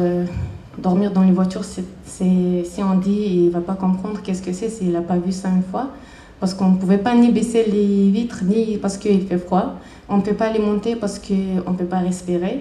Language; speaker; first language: French; non-native, fluent; Chechen